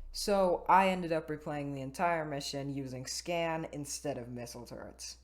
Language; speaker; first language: English; native; English